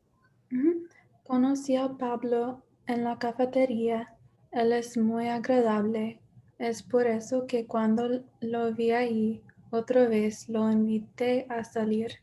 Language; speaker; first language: Spanish; non-native, learner; English